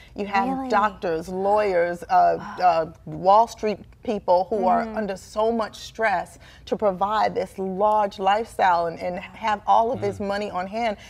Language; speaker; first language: English; native; English